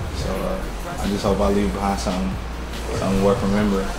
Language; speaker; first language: English; native; English